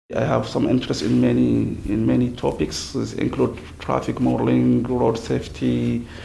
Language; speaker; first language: English; non-native, fluent; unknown